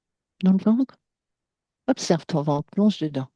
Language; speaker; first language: French; native; French